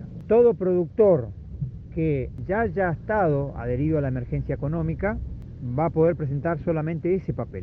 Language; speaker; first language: Spanish; native; Spanish